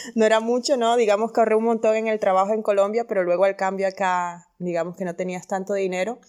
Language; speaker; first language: Spanish; native; Spanish